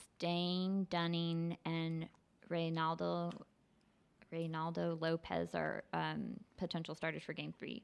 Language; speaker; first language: English; native; English